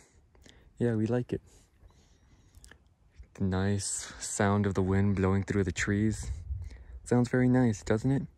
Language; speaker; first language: English; native; English